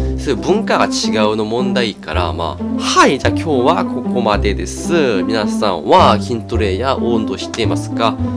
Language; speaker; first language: Japanese; non-native, fluent; Korean